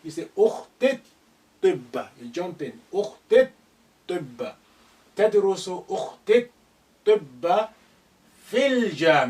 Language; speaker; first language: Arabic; non-native, fluent; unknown